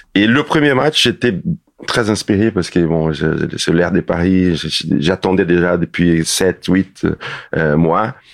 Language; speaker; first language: French; non-native, fluent; Portuguese